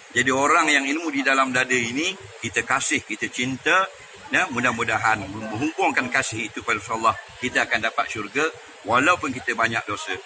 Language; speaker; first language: Malay; native; Malay